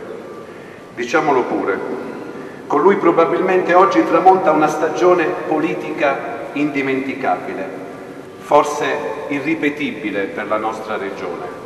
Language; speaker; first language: Italian; native; Italian